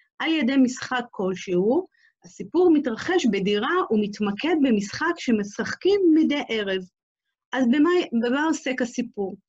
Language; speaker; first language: Hebrew; non-native, local second language; Arabic